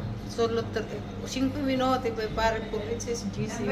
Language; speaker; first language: Italian; non-native, learner; Filipino